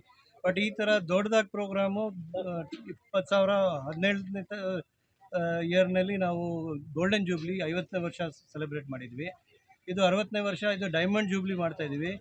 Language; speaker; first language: Kannada; non-native, local second language; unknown